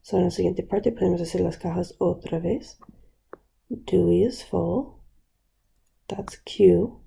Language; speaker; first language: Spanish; non-native, local second language; English